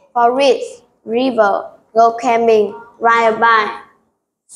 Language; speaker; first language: English; non-native, learner; Vietnamese